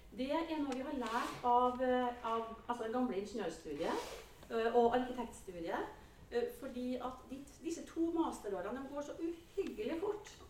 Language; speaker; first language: Norwegian; native; Norwegian